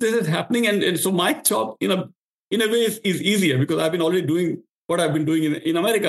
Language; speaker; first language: English; non-native, local second language; Marwari